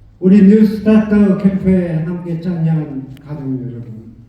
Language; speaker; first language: Korean; native; Korean